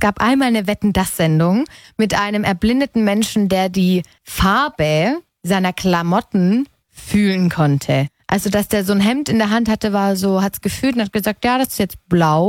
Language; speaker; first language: German; native; German